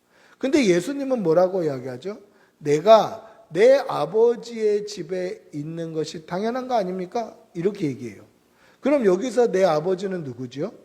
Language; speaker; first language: Korean; native; Korean